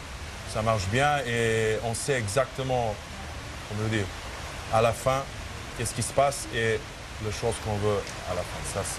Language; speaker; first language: French; non-native, fluent; Serbian